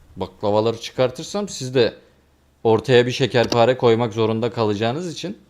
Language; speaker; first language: Turkish; native; Turkish